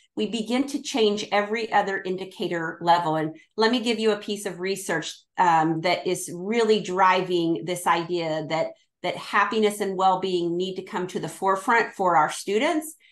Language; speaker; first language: English; native; English